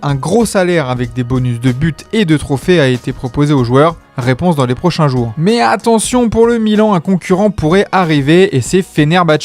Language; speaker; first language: French; native; French